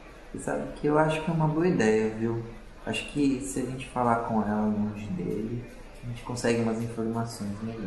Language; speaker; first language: Portuguese; native; Portuguese